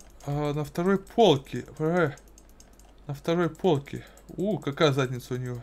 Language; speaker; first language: Russian; native; Russian